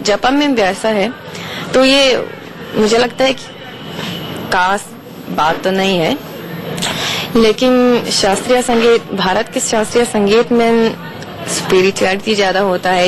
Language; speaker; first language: Hindi; non-native, fluent; Japanese